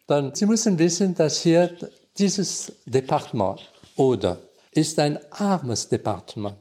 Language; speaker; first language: German; non-native, learner; French